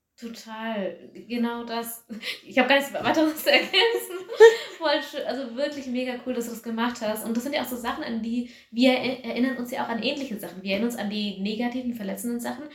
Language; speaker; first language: German; early bilingual, other home language; Tamil